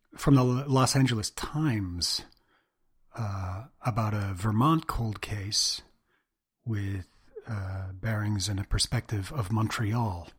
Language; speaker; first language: English; native; English